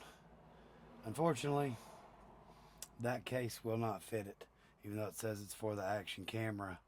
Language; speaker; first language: English; native; English